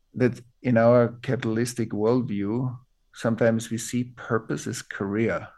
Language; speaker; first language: English; non-native, fluent; German